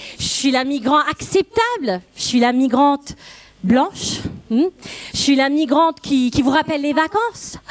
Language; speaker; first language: French; non-native, fluent; Italian